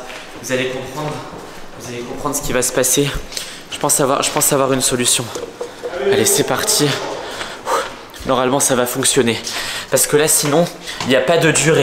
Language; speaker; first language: French; native; French